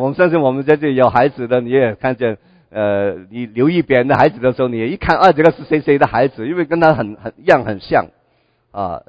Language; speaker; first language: Chinese; non-native, local second language; Cantonese